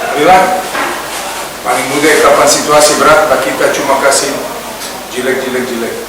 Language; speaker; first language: Indonesian; non-native, learner; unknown